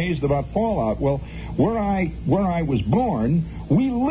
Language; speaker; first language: English; native; English